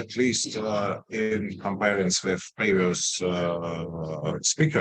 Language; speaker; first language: English; non-native, fluent; Russian